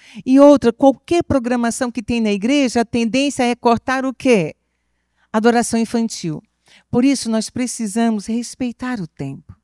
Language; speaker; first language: Portuguese; native; Portuguese